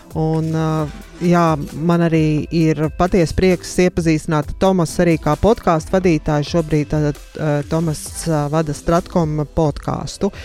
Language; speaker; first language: Latvian; native; Latvian